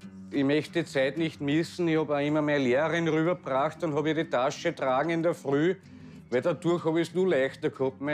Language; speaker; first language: German; native; German